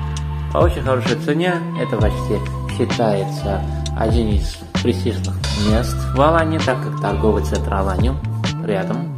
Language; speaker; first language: Russian; non-native, fluent; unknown